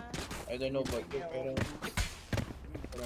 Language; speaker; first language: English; non-native, local second language; Filipino